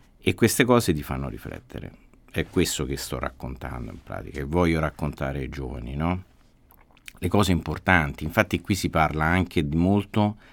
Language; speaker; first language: Italian; native; Italian